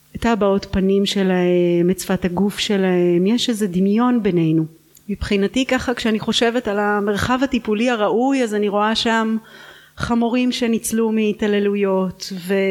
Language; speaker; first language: Hebrew; native; Hebrew